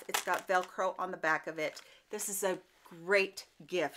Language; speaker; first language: English; native; English